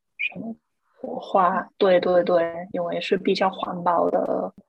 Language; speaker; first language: Chinese; non-native, fluent; English